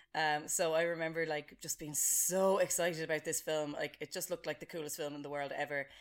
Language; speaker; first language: English; native; English